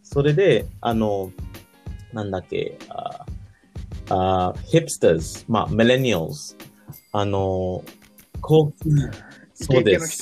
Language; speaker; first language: Japanese; non-native, learner; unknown